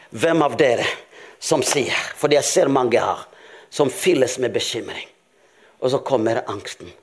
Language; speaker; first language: Norwegian; non-native, fluent; Rundi